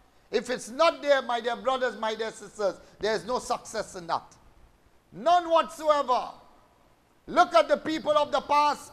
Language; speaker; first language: English; native; English